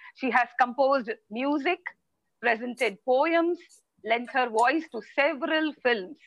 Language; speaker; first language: English; non-native, local second language; Marathi